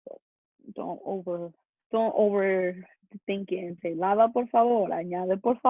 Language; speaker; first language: Spanish; non-native, fluent; English